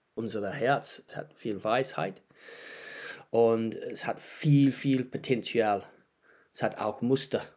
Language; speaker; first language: German; non-native, learner; English